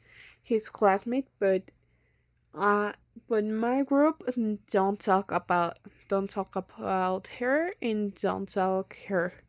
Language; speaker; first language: English; non-native, learner; Spanish